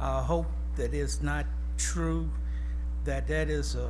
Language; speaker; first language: English; native; English